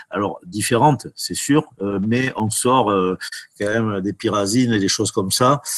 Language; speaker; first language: French; native; French